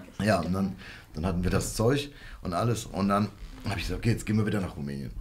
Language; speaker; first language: German; early bilingual, other home language; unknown